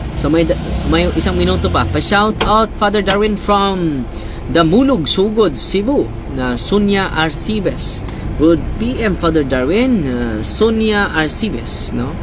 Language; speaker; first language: Filipino; non-native, local second language; Cebuano